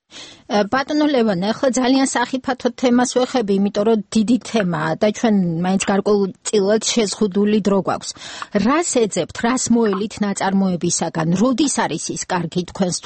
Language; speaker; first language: Georgian; native; Georgian